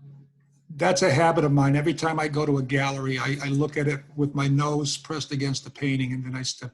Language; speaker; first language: English; native; English